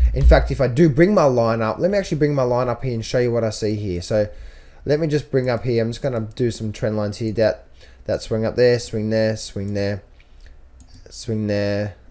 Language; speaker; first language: English; native; English